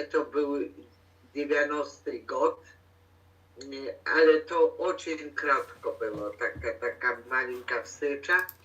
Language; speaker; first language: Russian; non-native, learner; Polish